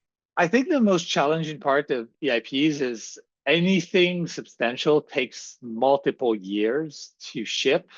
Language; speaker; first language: English; native; English